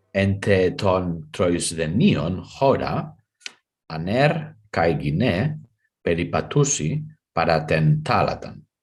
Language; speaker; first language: Greek; non-native, fluent; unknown